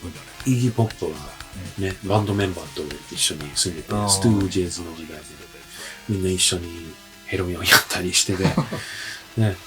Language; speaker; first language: Japanese; early bilingual, heritage; English